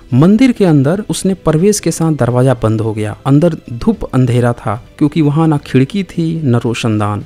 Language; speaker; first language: Hindi; native; Hindi